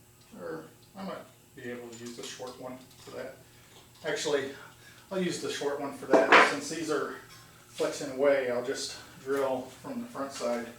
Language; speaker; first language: English; native; English